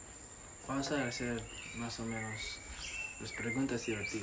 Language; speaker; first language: Spanish; non-native, learner; English